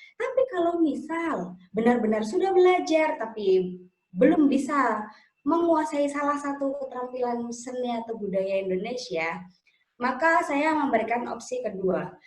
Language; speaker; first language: Indonesian; native; Indonesian